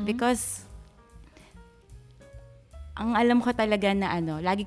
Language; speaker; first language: English; non-native, local second language; Filipino